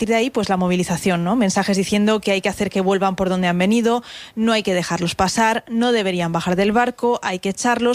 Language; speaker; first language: Spanish; native; Spanish